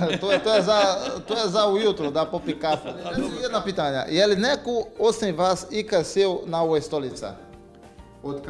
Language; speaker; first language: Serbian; non-native, learner; Portuguese